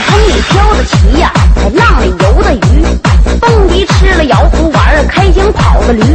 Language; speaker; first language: Chinese; native; Chinese